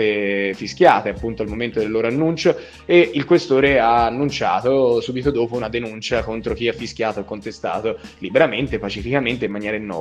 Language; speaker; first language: Italian; native; Italian